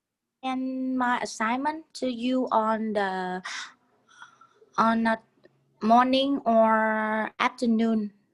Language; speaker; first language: English; non-native, learner; Vietnamese